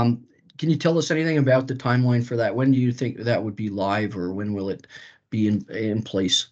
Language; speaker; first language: English; native; English